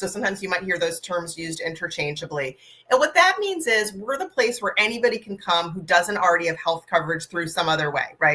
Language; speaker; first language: English; native; English